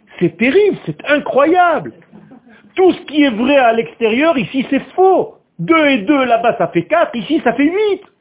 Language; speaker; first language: French; non-native, fluent; Hebrew